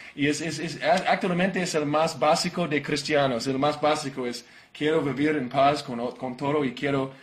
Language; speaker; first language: Spanish; non-native, learner; English